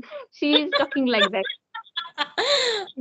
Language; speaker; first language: English; non-native, learner; Hindi